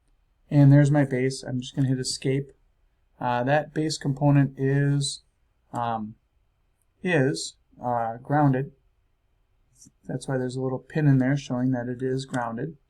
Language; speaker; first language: English; native; English